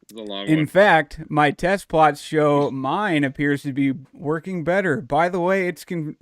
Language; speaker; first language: English; native; English